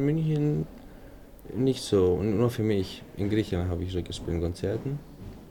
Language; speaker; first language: German; non-native, fluent; Greek